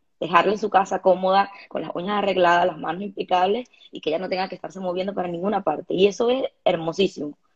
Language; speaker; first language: Spanish; native; Spanish